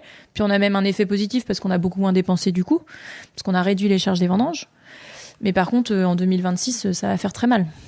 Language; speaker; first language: French; native; French